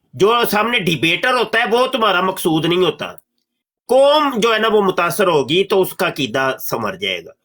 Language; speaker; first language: Urdu; non-native, local second language; Punjabi